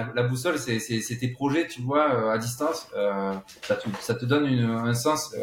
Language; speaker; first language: French; native; French